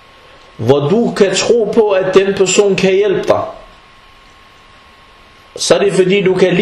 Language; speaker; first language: Danish; non-native, fluent; Arabic